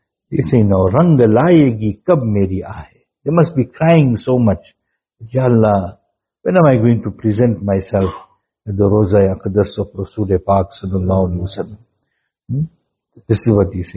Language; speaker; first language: English; native; English